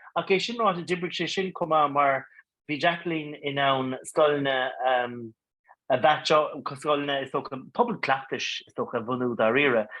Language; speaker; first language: Irish; non-native, local second language; English